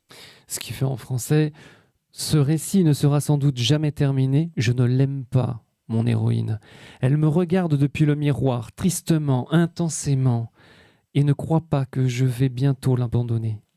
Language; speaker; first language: French; native; French